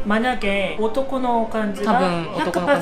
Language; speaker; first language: Japanese; non-native, learner; Korean